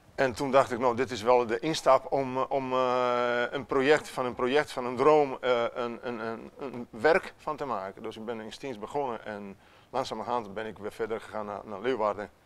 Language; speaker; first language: Dutch; non-native, fluent; Italian